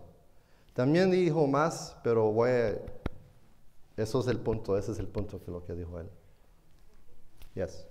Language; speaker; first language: Spanish; non-native, fluent; English